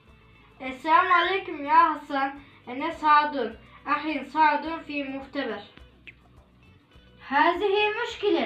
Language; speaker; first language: Arabic; non-native, learner; Turkish